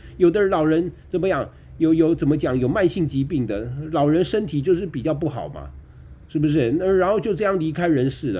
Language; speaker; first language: Chinese; native; Chinese